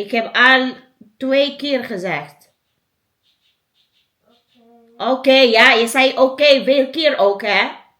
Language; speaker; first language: Dutch; non-native, learner; Cebuano